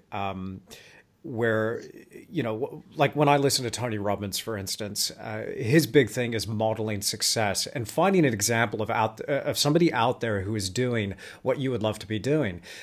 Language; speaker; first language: English; native; English